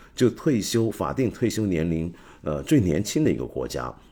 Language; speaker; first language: Chinese; non-native, fluent; Cantonese